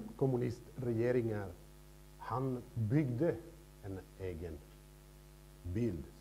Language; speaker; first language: Swedish; non-native, fluent; Spanish